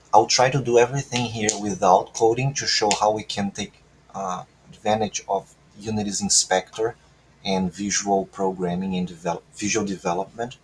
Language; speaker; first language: English; non-native, fluent; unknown